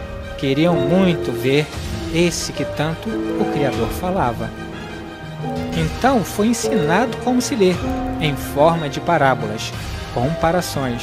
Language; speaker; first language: Portuguese; native; Portuguese